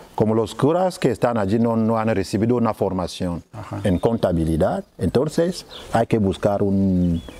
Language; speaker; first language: Spanish; non-native, fluent; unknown